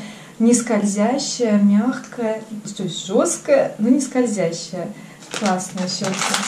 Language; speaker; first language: Russian; native; Russian